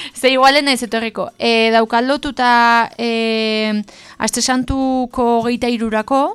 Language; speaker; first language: Basque; native; Basque